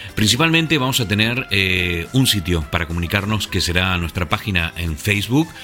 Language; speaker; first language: Spanish; native; Spanish